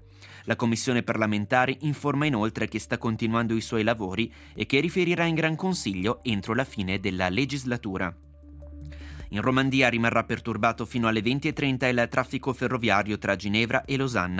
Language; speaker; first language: Italian; native; Italian